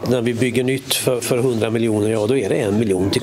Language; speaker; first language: Swedish; native; Swedish